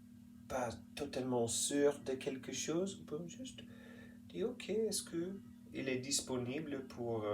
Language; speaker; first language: French; non-native, fluent; English